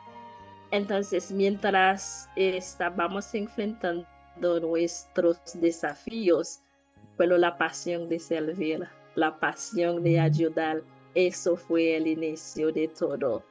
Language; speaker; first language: Spanish; non-native, learner; Haitian Creole